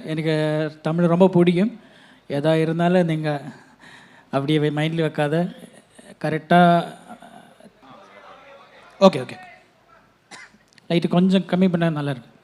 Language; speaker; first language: Tamil; non-native, learner; Malayalam